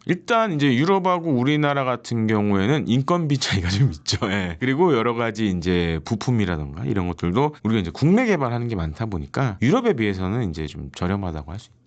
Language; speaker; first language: Korean; native; Korean